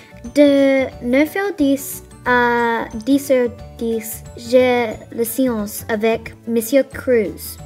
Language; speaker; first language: French; non-native, learner; English